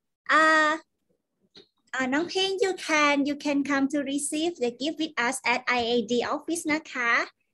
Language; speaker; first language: English; non-native, fluent; Thai